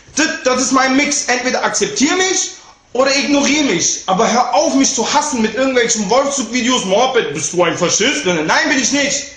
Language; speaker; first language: German; early bilingual, other home language; Turkish